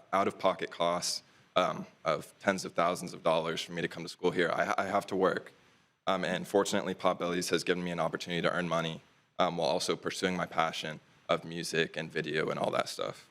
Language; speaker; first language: English; native; English